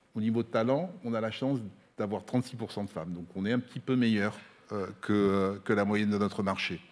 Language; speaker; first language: French; non-native, local second language; Arabic